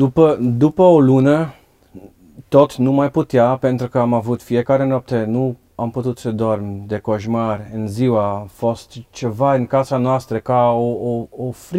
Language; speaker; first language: Romanian; non-native, learner; Dutch